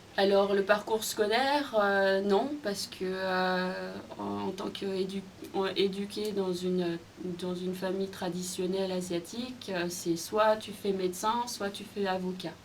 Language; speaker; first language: French; early bilingual, other home language; Khmer